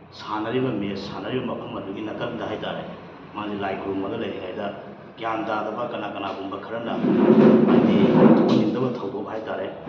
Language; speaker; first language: Manipuri; native; Manipuri